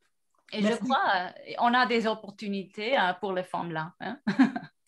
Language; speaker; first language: French; non-native, fluent; Spanish